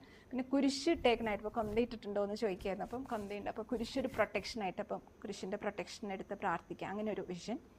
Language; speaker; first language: Malayalam; native; Malayalam